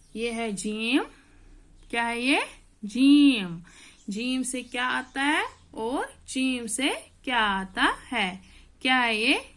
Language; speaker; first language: Hindi; non-native, local second language; Kashmiri